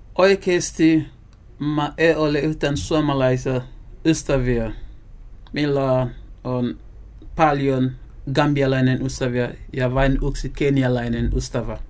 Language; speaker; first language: Finnish; non-native, learner; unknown